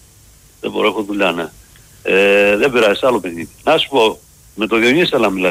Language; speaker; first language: Greek; native; Greek